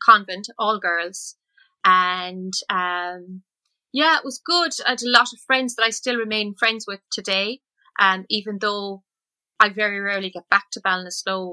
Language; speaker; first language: English; native; English